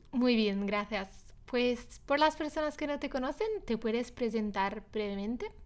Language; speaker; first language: Spanish; non-native, fluent; Italian